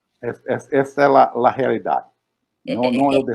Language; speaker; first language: Spanish; non-native, learner; Portuguese